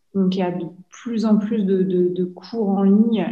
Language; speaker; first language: French; native; French